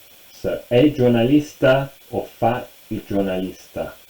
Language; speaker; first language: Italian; non-native, fluent; English